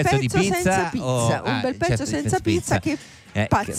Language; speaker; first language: Italian; native; Italian